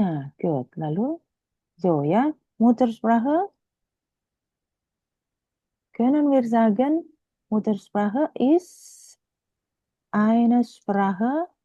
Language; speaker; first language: German; non-native, fluent; Indonesian